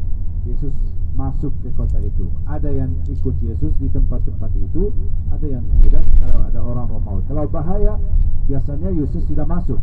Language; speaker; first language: Indonesian; non-native, fluent; Arabic